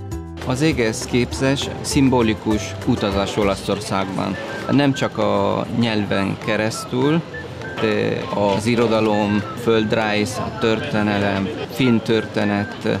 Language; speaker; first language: Hungarian; non-native, learner; Italian